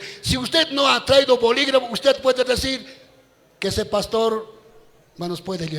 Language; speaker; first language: Spanish; native; Spanish